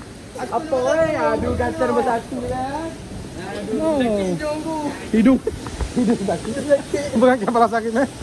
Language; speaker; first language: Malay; non-native, learner; Bangla